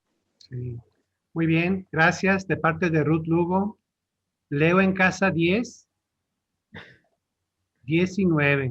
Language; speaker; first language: Spanish; native; Spanish